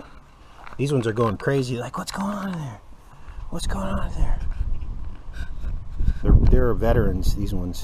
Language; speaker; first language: English; native; English